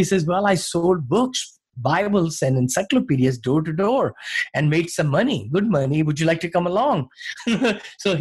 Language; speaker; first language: English; non-native, local second language; Hindi